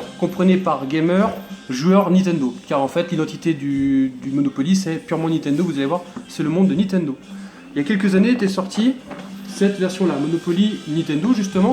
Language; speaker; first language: French; native; French